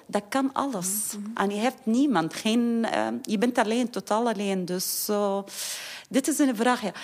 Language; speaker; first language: Dutch; non-native, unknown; Arabic